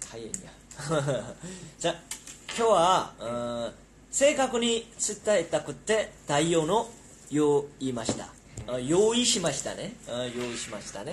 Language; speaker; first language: Japanese; non-native, learner; Korean